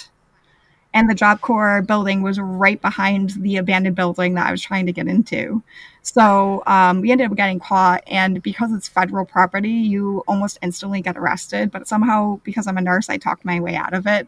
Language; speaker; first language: English; native; English